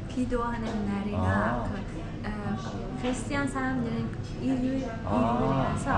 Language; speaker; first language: Korean; non-native, fluent; Persian